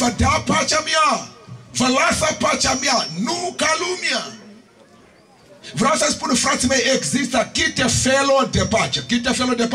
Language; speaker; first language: Romanian; non-native, learner; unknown